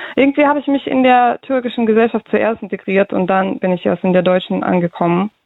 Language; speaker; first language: German; early bilingual, other home language; Russian